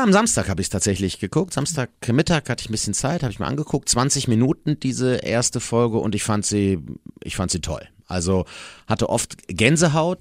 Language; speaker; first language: German; native; German